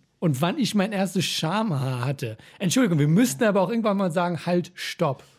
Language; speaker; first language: German; early bilingual, other home language; Persian